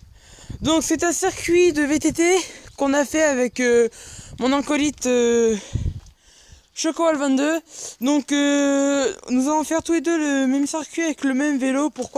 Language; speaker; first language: French; native; French